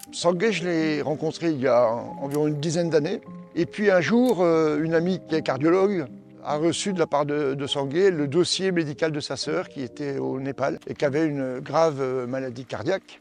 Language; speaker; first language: French; native; French